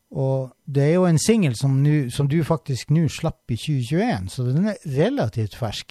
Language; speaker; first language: Norwegian; native; Norwegian